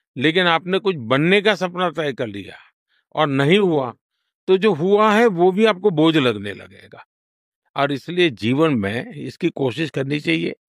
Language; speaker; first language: Hindi; non-native, local second language; Gujarati